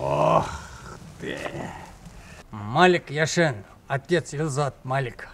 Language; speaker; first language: Russian; non-native, local second language; Uyghur